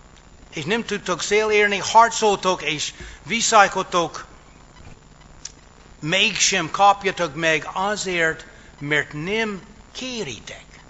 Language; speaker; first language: Hungarian; non-native, fluent; English